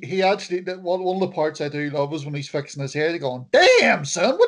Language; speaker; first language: English; native; English